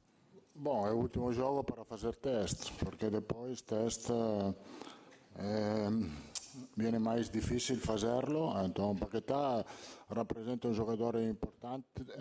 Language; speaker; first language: Portuguese; non-native, learner; Italian